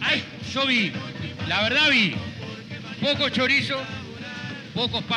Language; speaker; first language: Spanish; native; Spanish